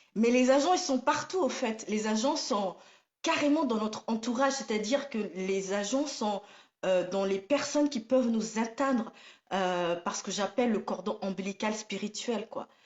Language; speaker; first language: French; non-native, local second language; Somali